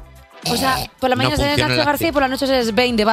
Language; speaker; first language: Spanish; native; Spanish